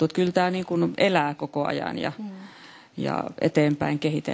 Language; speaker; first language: Finnish; native; Finnish